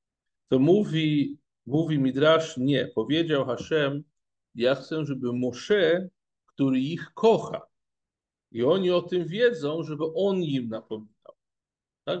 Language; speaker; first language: Polish; non-native, fluent; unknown